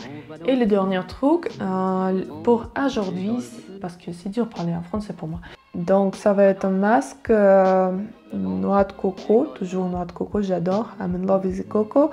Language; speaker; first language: French; non-native, learner; Russian